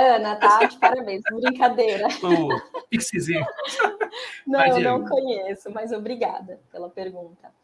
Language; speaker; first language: Portuguese; native; Portuguese